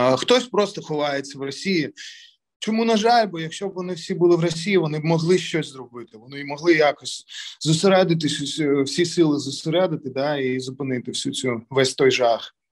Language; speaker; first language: Ukrainian; non-native, local second language; Russian